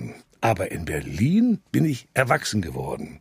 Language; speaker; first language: German; native; German